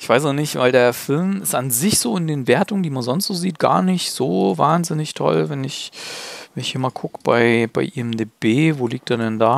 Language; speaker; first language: German; native; German